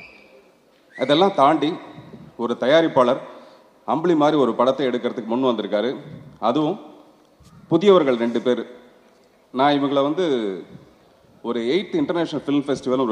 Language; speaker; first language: Tamil; native; Tamil